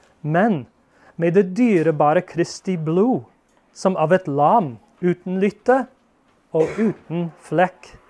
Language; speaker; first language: Norwegian; non-native, fluent; English